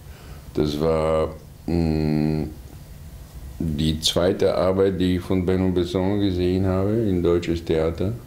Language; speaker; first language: Dutch; non-native, learner; German